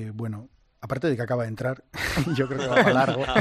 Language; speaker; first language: Spanish; native; Spanish